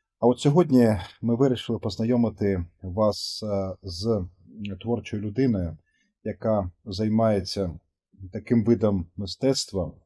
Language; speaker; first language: Ukrainian; native; Ukrainian